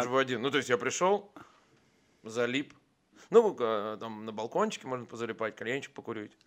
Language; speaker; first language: Russian; native; Russian